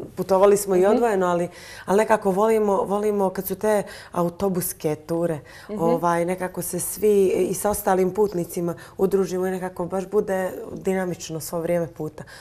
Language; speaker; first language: Croatian; native; Croatian